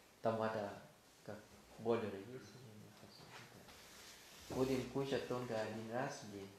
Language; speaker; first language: Russian; non-native, learner; Thai